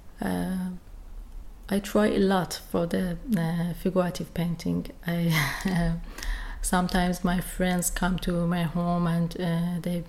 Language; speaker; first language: English; non-native, learner; Persian